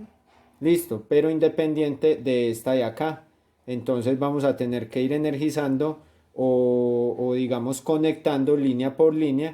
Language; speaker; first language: Spanish; native; Spanish